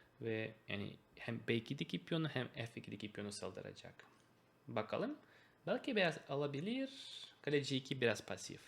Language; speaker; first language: Turkish; non-native, fluent; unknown